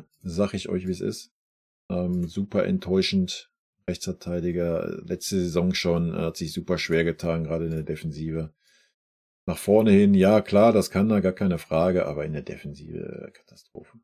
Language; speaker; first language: German; native; German